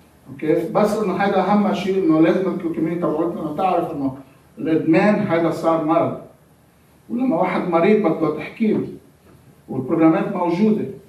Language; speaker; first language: Arabic; native; Arabic